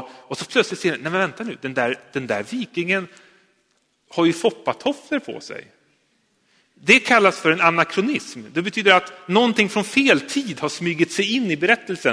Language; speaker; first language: Swedish; native; Swedish